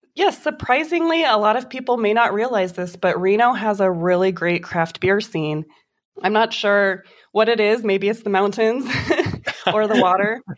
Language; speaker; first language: English; native; English